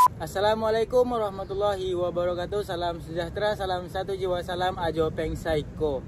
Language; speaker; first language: Indonesian; native; Indonesian